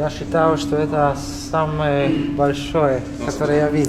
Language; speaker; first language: Russian; non-native, fluent; Italian